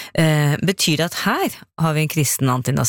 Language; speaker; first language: Norwegian; native; Norwegian